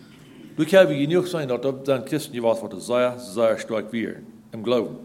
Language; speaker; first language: German; non-native, learner; Plautdietsch